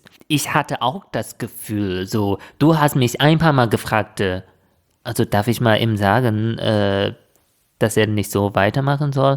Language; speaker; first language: German; non-native, fluent; Chinese